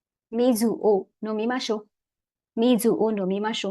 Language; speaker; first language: Japanese; non-native, learner; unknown